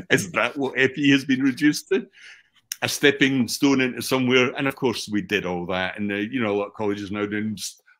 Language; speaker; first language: English; native; English